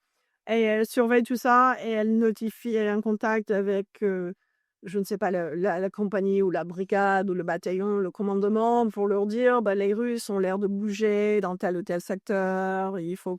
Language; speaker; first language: French; non-native, fluent; English